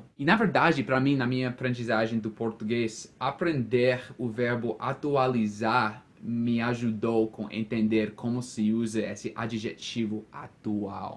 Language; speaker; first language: Portuguese; non-native, fluent; English